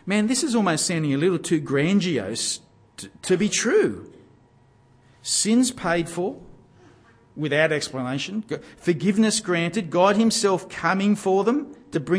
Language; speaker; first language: English; native; English